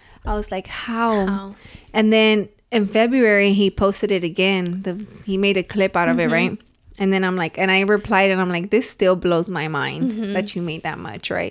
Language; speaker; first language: English; early bilingual, other home language; Spanish